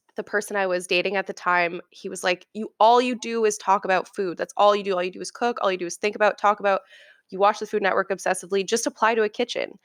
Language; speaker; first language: English; native; English